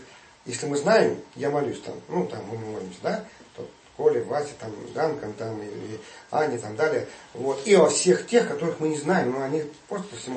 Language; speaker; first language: Russian; native; Russian